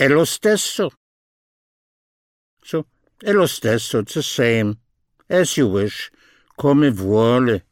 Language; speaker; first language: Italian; non-native, fluent; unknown